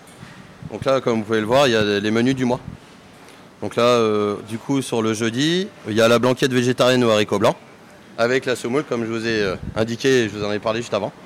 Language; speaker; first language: French; native; French